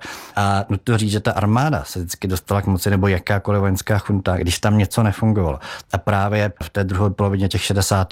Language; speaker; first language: Czech; native; Czech